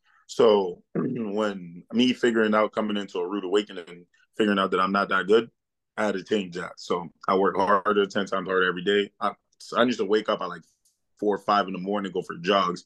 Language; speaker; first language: English; early bilingual, other home language; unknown